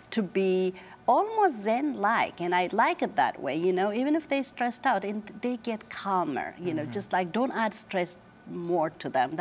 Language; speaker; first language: English; non-native, fluent; Amharic